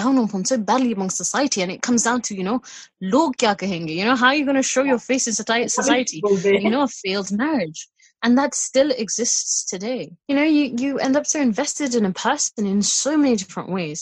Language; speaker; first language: English; native; English